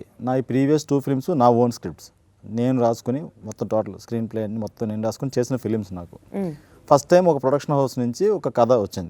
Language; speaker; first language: Telugu; native; Telugu